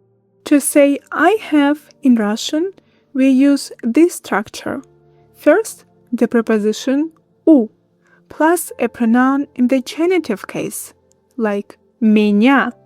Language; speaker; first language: English; non-native, fluent; Russian